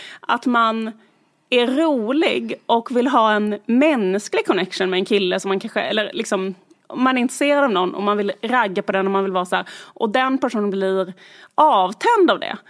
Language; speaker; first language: Swedish; native; Swedish